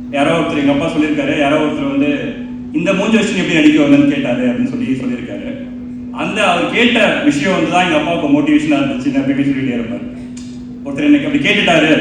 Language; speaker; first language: Tamil; native; Tamil